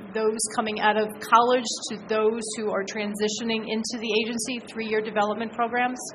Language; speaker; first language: English; native; English